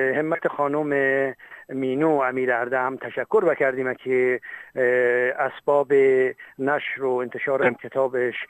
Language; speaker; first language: Persian; non-native, local second language; Talysh